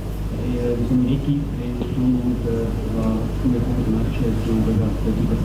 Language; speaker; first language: French; non-native, fluent; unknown